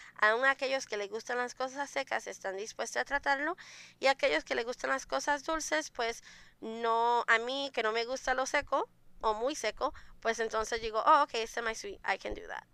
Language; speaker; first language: Spanish; native; Spanish